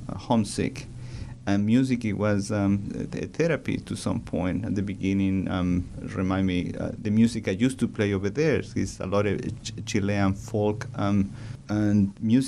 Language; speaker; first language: English; non-native, learner; Spanish